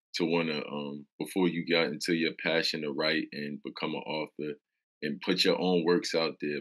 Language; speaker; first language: English; native; English